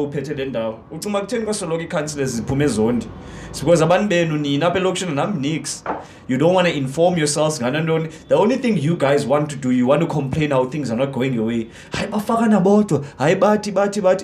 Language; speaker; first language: English; non-native, local second language; Xhosa